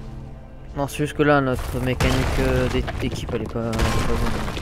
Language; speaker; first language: French; native; French